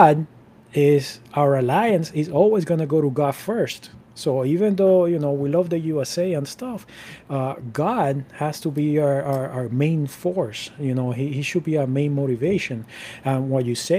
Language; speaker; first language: English; non-native, fluent; Spanish